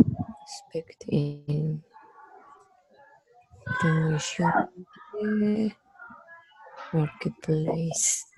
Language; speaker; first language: English; non-native, learner; Spanish